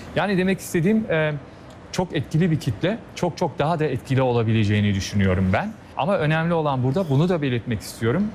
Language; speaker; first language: Turkish; early bilingual, heritage; Turkish